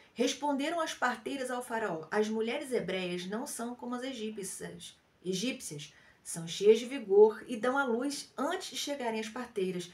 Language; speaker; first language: Portuguese; native; Portuguese